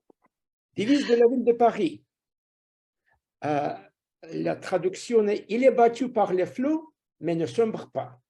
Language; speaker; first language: French; non-native, fluent; Russian